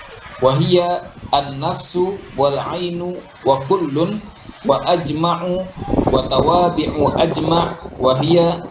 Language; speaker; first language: Arabic; non-native, fluent; Malay